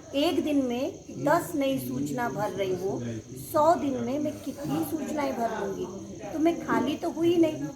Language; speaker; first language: Hindi; non-native, local second language; Nepali